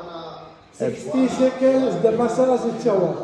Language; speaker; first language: English; non-native, learner; Arabic